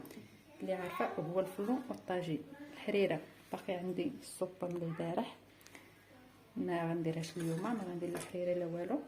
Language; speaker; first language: Arabic; native; Arabic